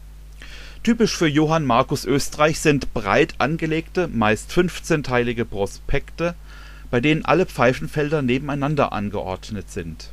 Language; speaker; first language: German; native; German